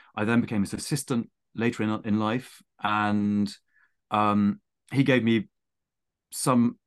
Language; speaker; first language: English; native; English